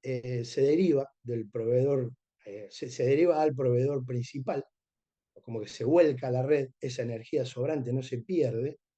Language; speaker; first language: Spanish; native; Spanish